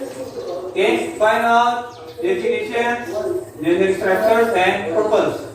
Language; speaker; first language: English; non-native, learner; Indonesian